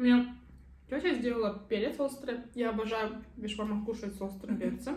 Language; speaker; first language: Russian; non-native, local second language; Kazakh